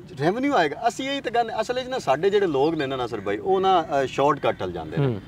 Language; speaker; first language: Punjabi; native; Punjabi